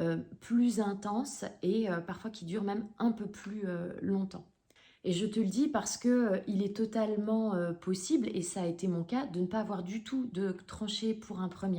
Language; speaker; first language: French; native; French